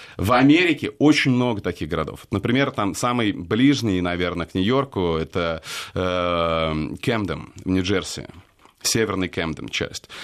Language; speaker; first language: Russian; native; Russian